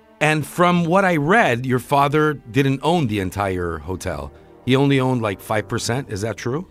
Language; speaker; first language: English; non-native, fluent; Italian